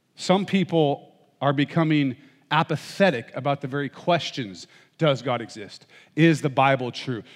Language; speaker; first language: English; native; English